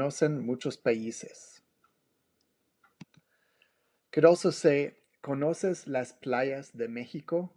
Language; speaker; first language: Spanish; non-native, fluent; English